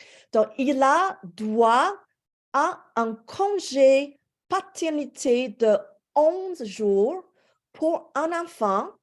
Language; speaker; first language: French; non-native, fluent; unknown